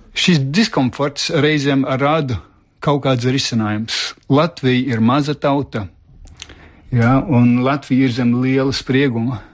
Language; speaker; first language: Latvian; early bilingual, heritage; Latvian